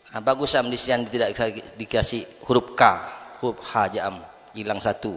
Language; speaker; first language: Malay; native; Malay